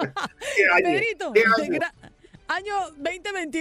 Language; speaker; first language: Spanish; native; Spanish